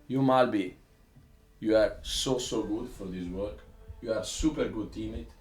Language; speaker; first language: English; non-native, learner; Italian